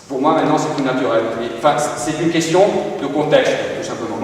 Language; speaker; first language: French; non-native, fluent; Spanish